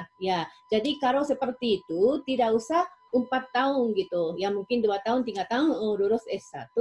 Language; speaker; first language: Indonesian; non-native, fluent; Japanese